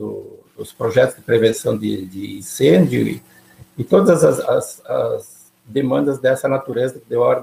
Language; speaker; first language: Portuguese; native; Portuguese